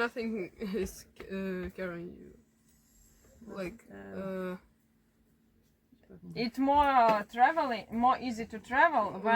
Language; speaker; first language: English; non-native, learner; Ukrainian